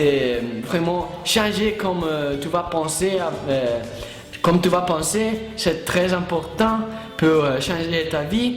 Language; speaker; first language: French; non-native, learner; Italian